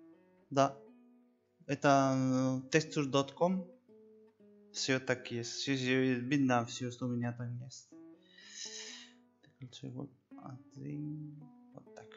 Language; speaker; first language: Russian; non-native, learner; Spanish